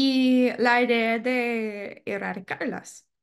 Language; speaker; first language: Spanish; non-native, learner; English